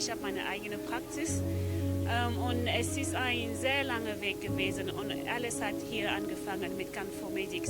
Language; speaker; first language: German; non-native, fluent; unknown